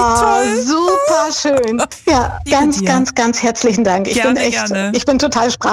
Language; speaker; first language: German; native; German